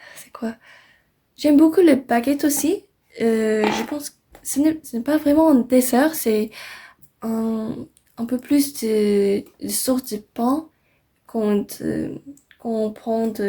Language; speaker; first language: French; non-native, learner; English